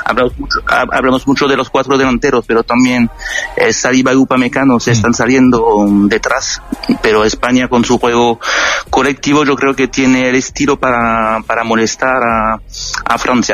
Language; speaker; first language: Spanish; non-native, fluent; French